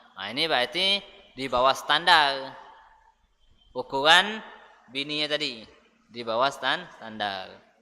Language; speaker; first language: Malay; native; Malay